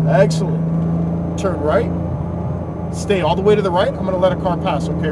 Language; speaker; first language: English; native; English